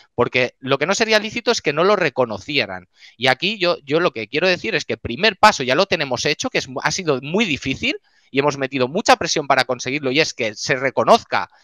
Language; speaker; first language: Spanish; native; Spanish